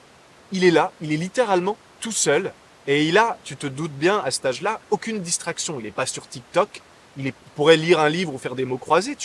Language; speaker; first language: French; native; French